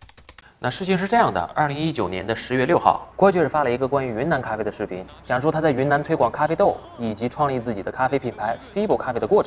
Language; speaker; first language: Chinese; native; Chinese